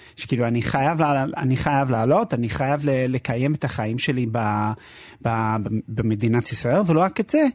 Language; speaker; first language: Hebrew; non-native, fluent; English